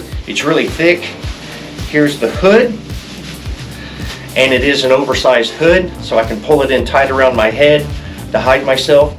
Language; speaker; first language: English; native; English